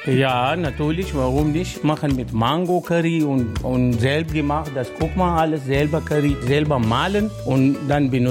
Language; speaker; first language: German; non-native, learner; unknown